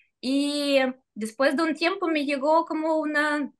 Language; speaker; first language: Spanish; non-native, fluent; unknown